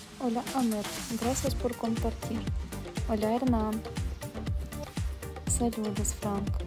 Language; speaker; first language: Spanish; non-native, learner; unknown